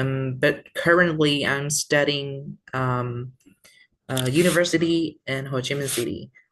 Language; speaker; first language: English; non-native, learner; Vietnamese